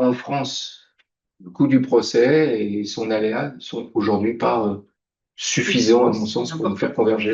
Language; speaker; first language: French; native; French